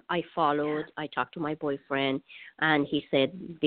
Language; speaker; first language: English; non-native, fluent; Persian